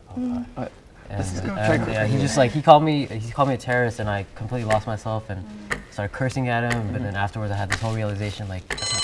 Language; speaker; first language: English; early bilingual, other home language; Bangla